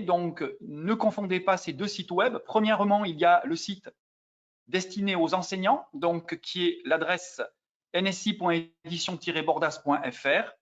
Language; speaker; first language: French; native; French